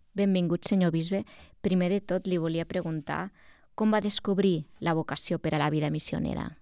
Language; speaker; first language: Catalan; native; Catalan